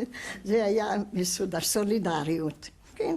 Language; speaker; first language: Hebrew; non-native, fluent; Hungarian